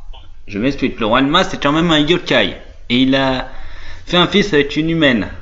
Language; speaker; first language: French; native; French